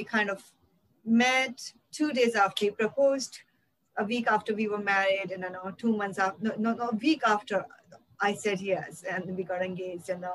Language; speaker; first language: English; non-native, local second language; Hindi